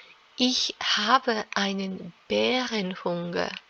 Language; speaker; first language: German; non-native, fluent; Serbian